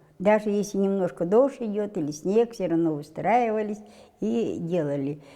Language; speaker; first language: Russian; non-native, local second language; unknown